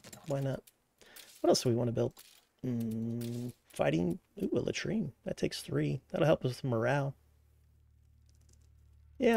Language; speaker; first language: English; native; English